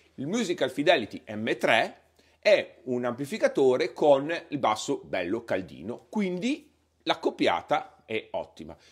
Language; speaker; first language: Italian; native; Italian